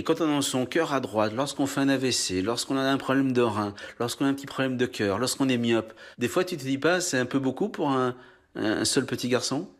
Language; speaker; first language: French; native; French